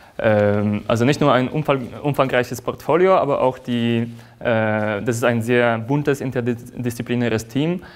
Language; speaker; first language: German; non-native, fluent; Polish